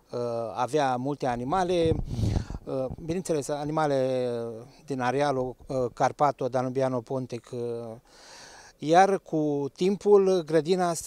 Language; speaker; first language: Romanian; native; Romanian